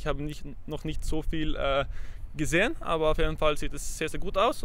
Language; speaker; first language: German; non-native, fluent; Norwegian